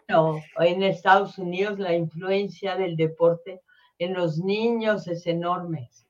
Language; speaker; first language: Spanish; early bilingual, other home language; French